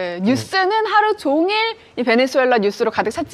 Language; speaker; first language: Korean; native; Korean